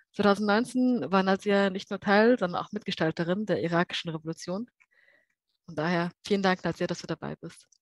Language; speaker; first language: German; native; German